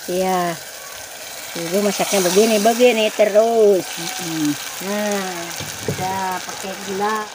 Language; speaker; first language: Indonesian; non-native, local second language; Sundanese